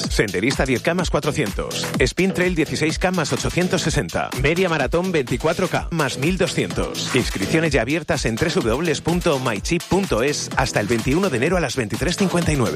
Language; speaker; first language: Spanish; native; Spanish